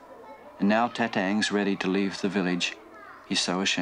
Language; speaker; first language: English; native; English